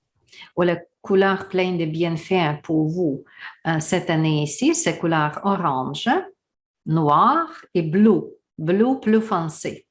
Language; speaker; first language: French; non-native, learner; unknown